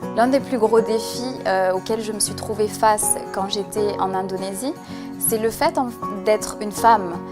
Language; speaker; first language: French; native; French